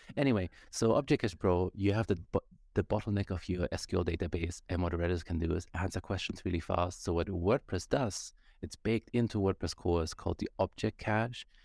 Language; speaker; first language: English; non-native, fluent; German